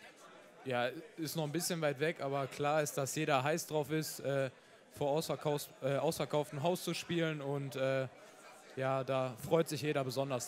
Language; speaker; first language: German; native; German